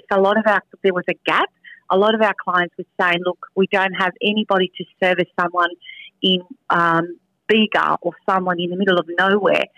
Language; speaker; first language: English; early bilingual, other home language; Spanish